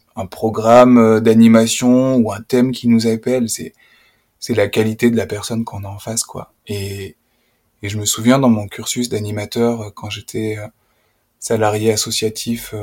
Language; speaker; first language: French; native; French